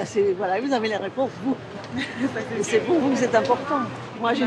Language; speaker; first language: French; native; French